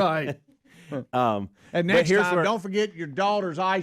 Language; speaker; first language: English; native; English